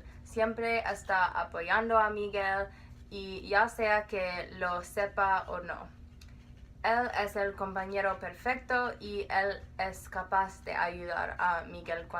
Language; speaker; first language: Spanish; non-native, learner; English